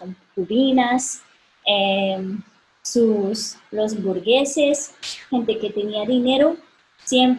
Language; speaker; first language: Spanish; non-native, fluent; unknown